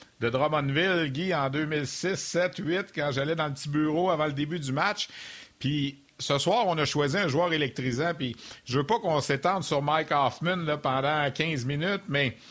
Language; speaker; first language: French; native; French